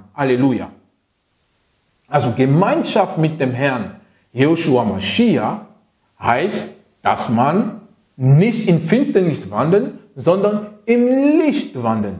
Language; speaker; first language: German; non-native, fluent; French